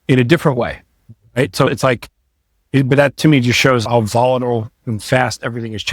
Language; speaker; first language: English; native; English